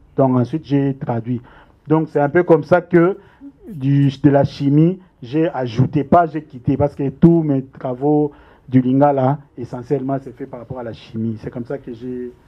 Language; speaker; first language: French; non-native, local second language; Lingala